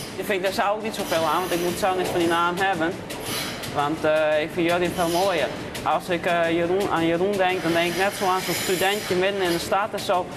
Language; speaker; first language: Dutch; non-native, local second language; Western Frisian